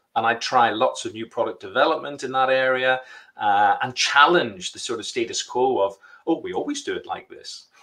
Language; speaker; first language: English; native; English